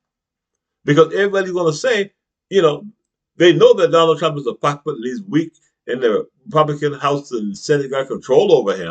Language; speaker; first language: English; native; English